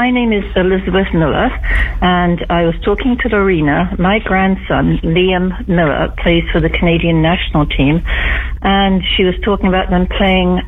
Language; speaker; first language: English; native; English